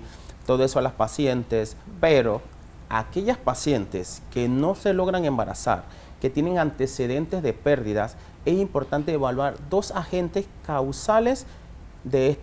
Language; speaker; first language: Spanish; native; Spanish